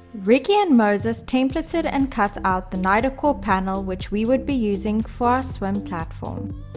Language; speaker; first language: English; native; English